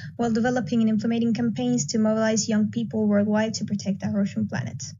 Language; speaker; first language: English; non-native, fluent; Spanish